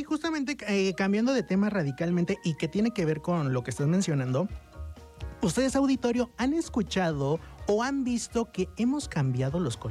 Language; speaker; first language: Spanish; native; Spanish